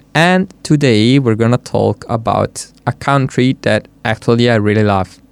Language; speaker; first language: English; non-native, fluent; Italian